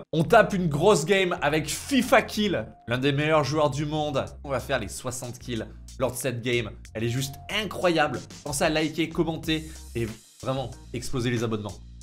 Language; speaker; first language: French; native; French